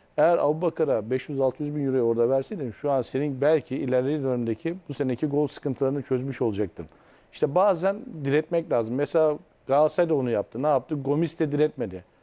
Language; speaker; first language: Turkish; native; Turkish